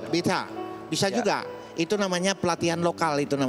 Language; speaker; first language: Indonesian; native; Indonesian